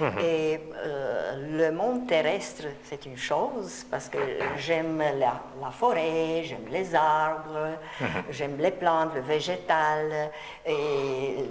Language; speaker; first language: French; non-native, fluent; Romanian